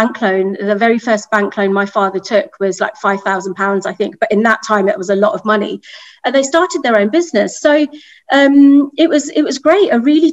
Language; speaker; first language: English; native; English